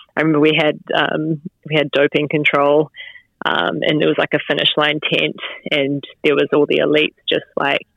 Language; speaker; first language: English; native; English